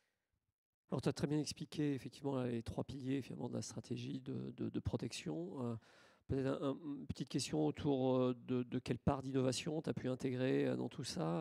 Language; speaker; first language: French; native; French